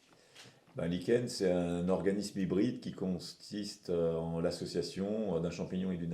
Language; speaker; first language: French; native; French